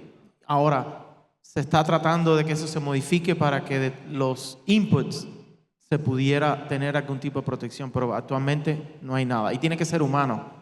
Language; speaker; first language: Spanish; native; Spanish